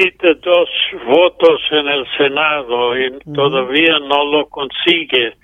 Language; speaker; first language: Spanish; non-native, fluent; English